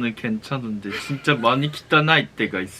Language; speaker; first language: Korean; non-native, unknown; Japanese